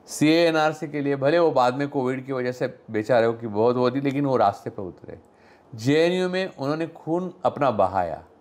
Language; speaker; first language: Hindi; non-native, local second language; Marathi